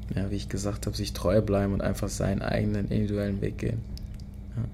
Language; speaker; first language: German; early bilingual, other home language; Lingala